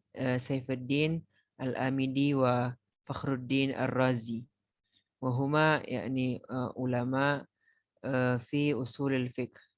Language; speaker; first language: Arabic; non-native, fluent; Indonesian